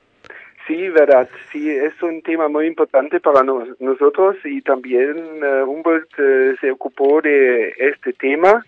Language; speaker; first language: Spanish; non-native, fluent; German